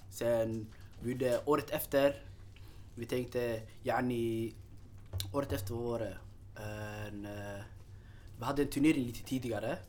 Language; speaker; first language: Swedish; early bilingual, other home language; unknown